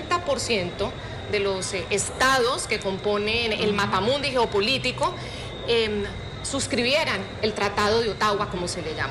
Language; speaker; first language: Spanish; native; Spanish